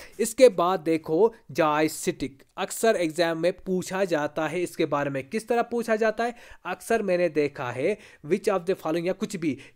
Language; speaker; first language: Hindi; non-native, local second language; Kashmiri